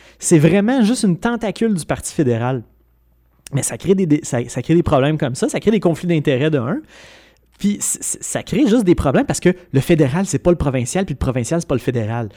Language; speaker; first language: French; native; French